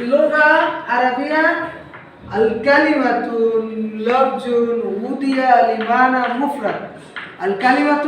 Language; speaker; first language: Arabic; non-native, fluent; Bangla